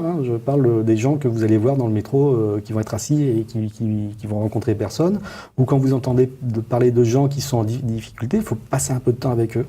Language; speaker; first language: French; native; French